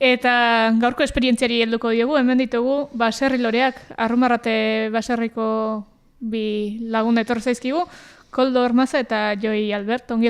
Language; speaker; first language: Basque; native; Basque